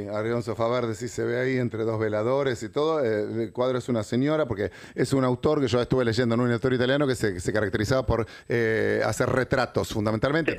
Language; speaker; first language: Spanish; native; Spanish